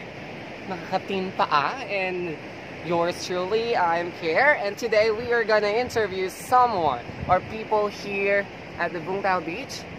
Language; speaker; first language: English; non-native, fluent; Filipino